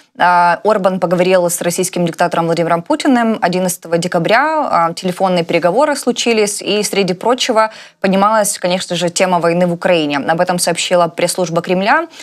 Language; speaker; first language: Russian; non-native, local second language; Ukrainian